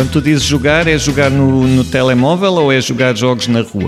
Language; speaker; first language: Portuguese; native; Portuguese